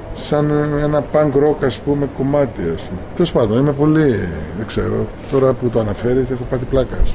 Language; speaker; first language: Greek; native; Greek